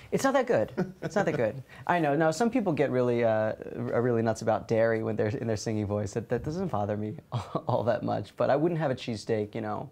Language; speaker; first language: English; native; English